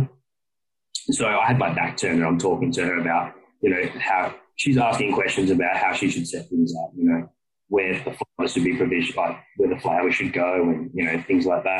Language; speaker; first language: English; native; English